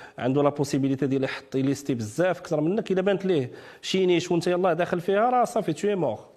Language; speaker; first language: Arabic; native; Arabic